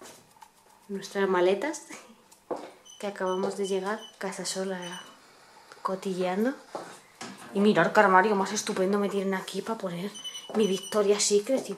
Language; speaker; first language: Spanish; native; Spanish